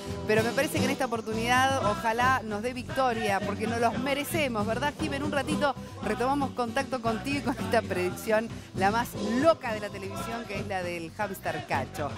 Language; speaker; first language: Spanish; native; Spanish